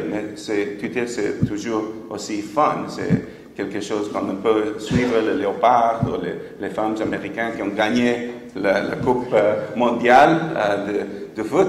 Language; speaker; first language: French; non-native, fluent; English